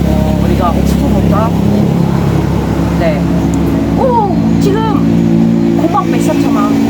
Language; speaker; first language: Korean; non-native, learner; Filipino